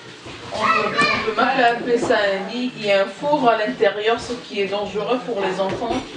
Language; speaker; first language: French; non-native, local second language; Arabic